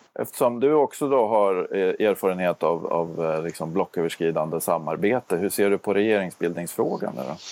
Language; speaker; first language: Swedish; native; Swedish